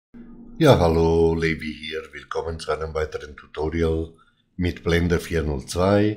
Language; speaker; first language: German; non-native, fluent; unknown